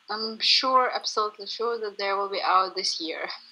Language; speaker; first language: English; non-native, fluent; Russian